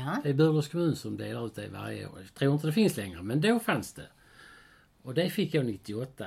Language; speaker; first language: Swedish; native; Swedish